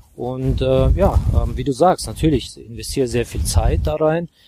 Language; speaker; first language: German; non-native, fluent; Russian